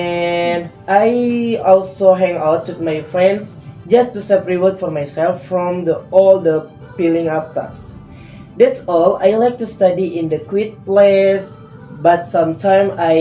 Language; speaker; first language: English; non-native, learner; Indonesian